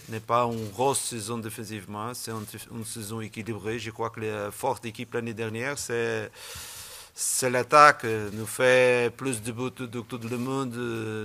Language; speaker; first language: French; non-native, learner; Portuguese